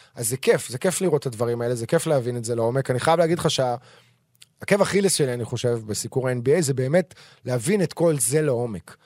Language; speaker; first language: Hebrew; native; Hebrew